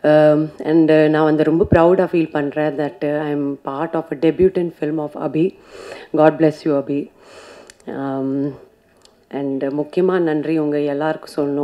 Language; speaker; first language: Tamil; non-native, fluent; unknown